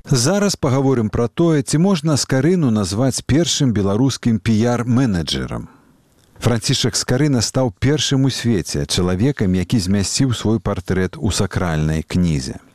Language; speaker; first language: Belarusian; native; Belarusian